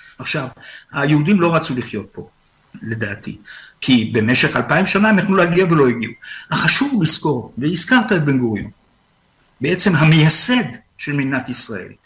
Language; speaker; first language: Hebrew; native; Hebrew